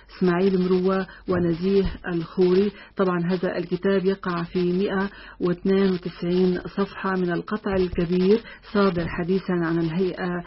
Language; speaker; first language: Arabic; native; Arabic